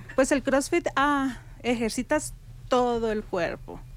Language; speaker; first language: Spanish; native; Spanish